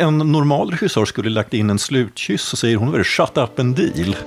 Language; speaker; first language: Swedish; native; Swedish